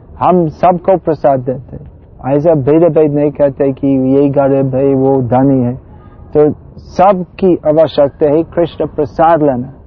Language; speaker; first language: Hindi; non-native, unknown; English